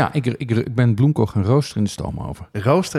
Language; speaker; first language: Dutch; native; Dutch